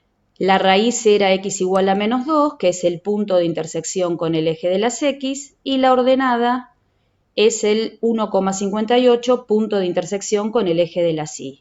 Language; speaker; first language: Spanish; native; Spanish